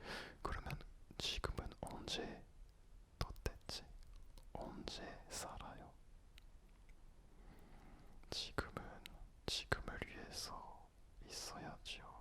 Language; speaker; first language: Korean; non-native, fluent; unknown